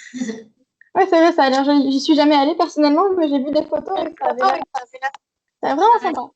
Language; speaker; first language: French; native; French